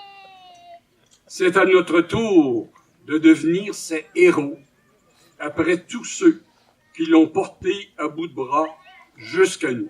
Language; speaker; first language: French; native; French